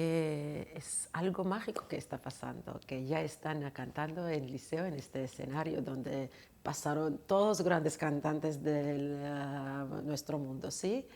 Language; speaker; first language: Spanish; non-native, fluent; Georgian